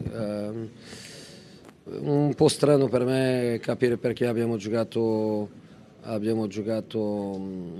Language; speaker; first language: Italian; non-native, fluent; Portuguese